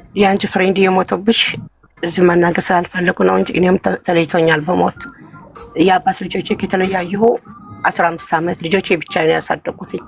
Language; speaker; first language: Amharic; non-native, learner; Tigrinya